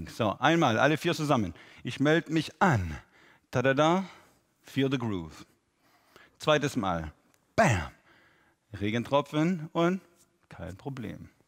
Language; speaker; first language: German; non-native, fluent; English